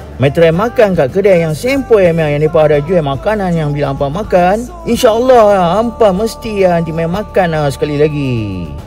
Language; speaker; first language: Malay; native; Malay